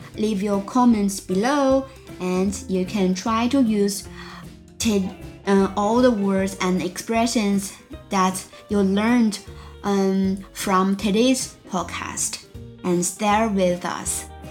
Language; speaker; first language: English; non-native, fluent; Chinese